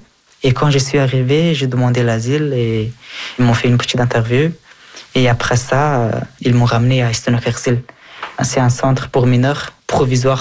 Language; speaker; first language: French; early bilingual, other home language; Persian